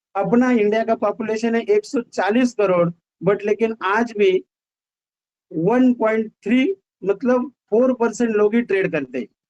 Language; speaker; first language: Hindi; non-native, local second language; Marathi